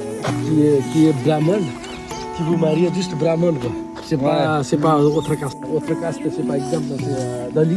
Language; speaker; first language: French; non-native, learner; Nepali